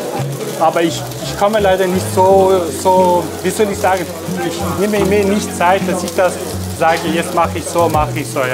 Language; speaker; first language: German; non-native, fluent; Turkish